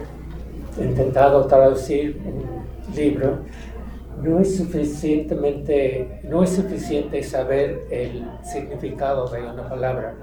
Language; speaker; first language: Spanish; non-native, fluent; English